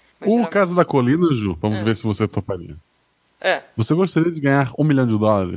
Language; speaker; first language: Portuguese; native; Portuguese